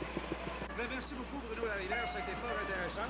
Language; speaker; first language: French; native; French